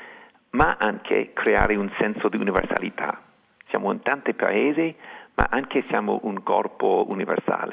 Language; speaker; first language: Italian; non-native, fluent; English